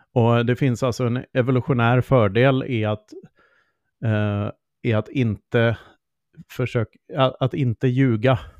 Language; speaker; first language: Swedish; native; Swedish